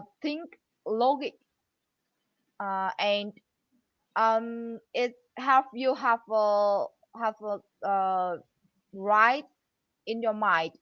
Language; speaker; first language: English; non-native, learner; Vietnamese